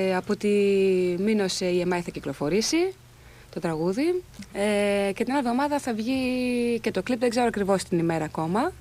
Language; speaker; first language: Greek; early bilingual, other home language; Swedish